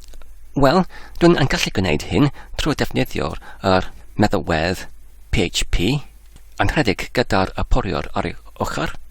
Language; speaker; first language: Welsh; non-native, learner; English